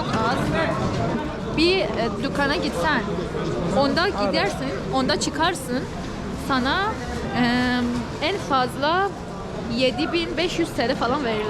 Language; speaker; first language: Turkish; non-native, fluent; Persian